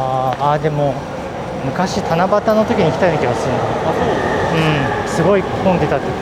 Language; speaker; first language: Japanese; native; Japanese